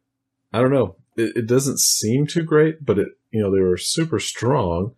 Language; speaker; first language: English; native; English